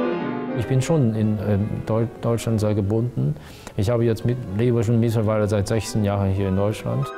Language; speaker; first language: German; non-native, fluent; Chinese